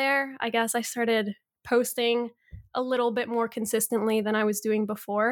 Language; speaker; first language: English; early bilingual, other home language; Spanish